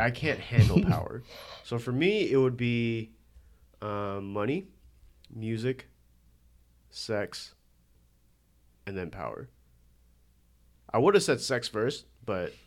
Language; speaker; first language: English; early bilingual, other home language; Korean